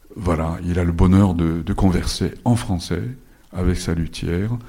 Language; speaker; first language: French; non-native, fluent; Japanese